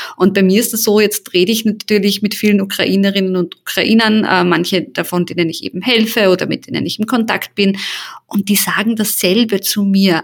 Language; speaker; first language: German; early bilingual, other home language; Bosnian